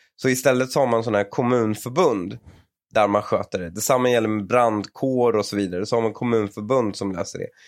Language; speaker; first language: Swedish; early bilingual, other home language; Persian